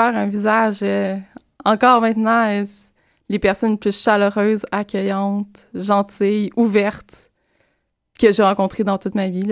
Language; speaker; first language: French; native; French